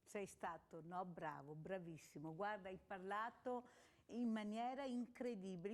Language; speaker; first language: Italian; native; Italian